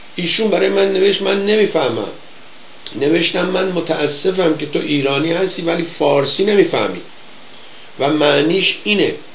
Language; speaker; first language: Persian; native; Persian